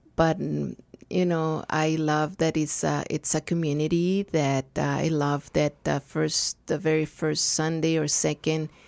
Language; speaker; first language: English; non-native, fluent; Spanish